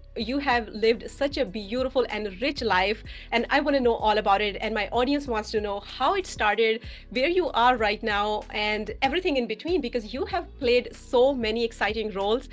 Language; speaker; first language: English; non-native, fluent; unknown